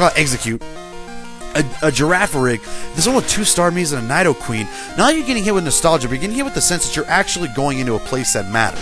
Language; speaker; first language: English; native; English